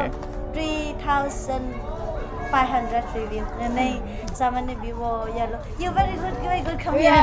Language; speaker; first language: English; non-native, learner; Vietnamese